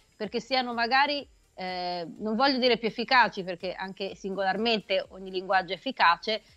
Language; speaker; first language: Italian; native; Italian